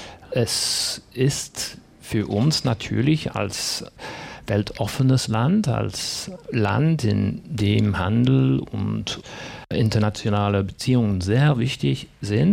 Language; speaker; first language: German; non-native, fluent; English